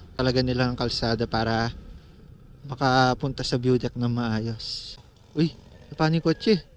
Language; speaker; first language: Filipino; non-native, local second language; Pampanga